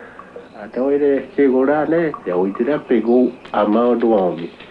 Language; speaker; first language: Portuguese; non-native, local second language; Kayapó